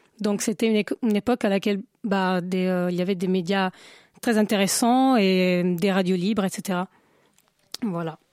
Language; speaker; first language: French; non-native, fluent; Italian